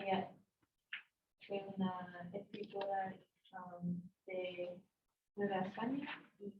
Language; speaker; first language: Spanish; non-native, learner; English